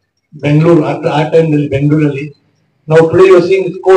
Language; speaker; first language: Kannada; non-native, local second language; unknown